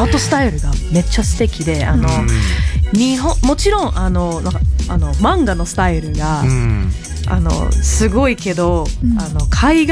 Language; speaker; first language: Japanese; non-native, learner; English